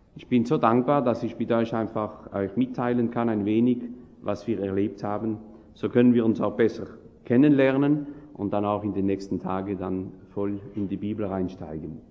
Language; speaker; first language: German; non-native, fluent; French